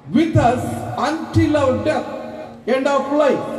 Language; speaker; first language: English; non-native, local second language; Telugu